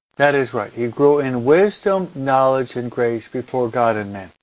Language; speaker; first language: English; native; English